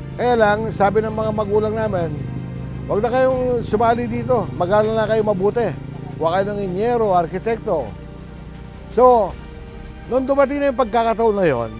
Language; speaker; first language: Filipino; non-native, local second language; Pampanga